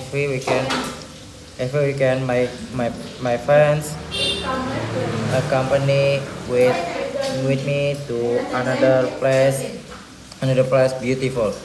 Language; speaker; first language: English; non-native, learner; Indonesian